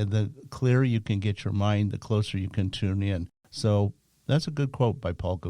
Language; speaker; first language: English; native; English